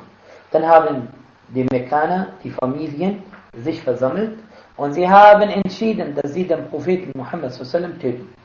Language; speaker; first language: German; non-native, fluent; Arabic